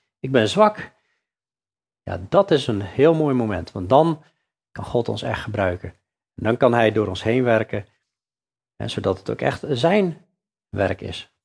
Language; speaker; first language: Dutch; native; Dutch